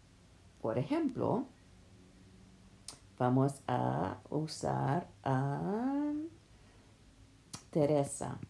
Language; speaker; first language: Spanish; non-native, fluent; English